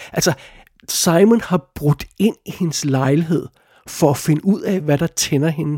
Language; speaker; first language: Danish; native; Danish